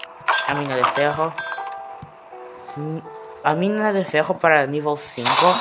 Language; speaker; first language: Portuguese; non-native, learner; Spanish